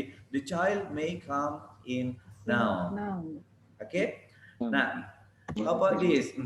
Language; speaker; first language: English; non-native, fluent; Indonesian